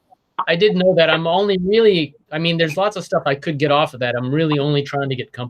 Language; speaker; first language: English; native; English